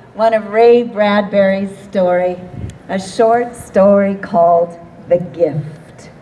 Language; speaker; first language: English; native; English